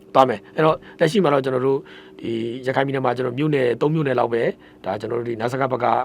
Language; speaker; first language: Burmese; native; Burmese